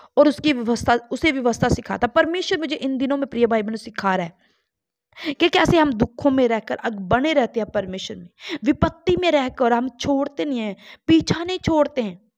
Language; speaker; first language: Hindi; non-native, local second language; Punjabi